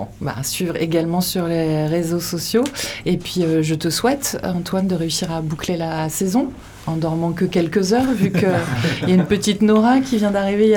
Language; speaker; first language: French; native; French